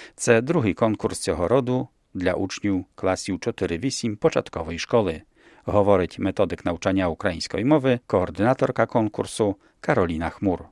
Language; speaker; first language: Ukrainian; early bilingual, heritage; Ukrainian